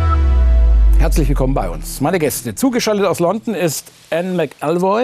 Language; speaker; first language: German; native; German